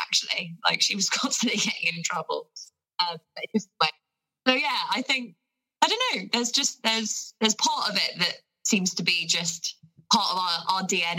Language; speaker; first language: English; native; English